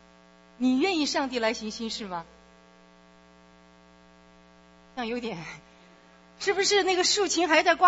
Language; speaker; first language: Chinese; native; Chinese